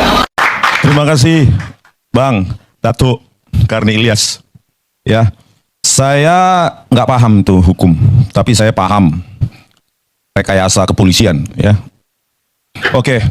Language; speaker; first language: Indonesian; native; Indonesian